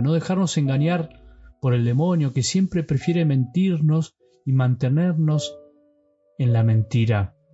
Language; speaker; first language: Spanish; native; Spanish